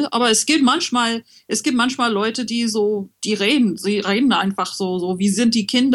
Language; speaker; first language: German; non-native, learner; French